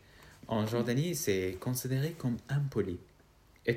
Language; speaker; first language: French; non-native, fluent; Arabic